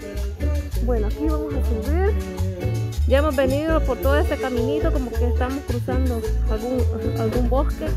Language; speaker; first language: Spanish; native; Spanish